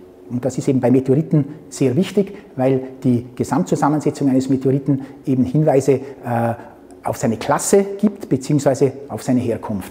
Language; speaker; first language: German; native; German